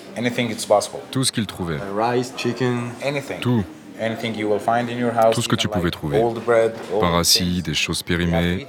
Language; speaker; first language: French; non-native, fluent; Arabic